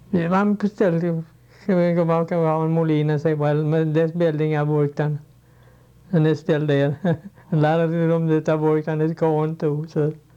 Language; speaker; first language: English; non-native, fluent; Swedish